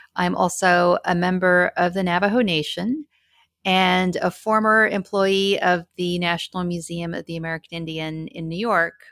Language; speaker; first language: English; native; English